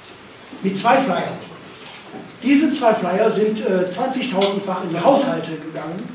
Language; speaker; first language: German; native; German